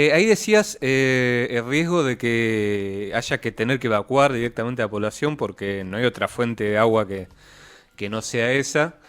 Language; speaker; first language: Spanish; native; Spanish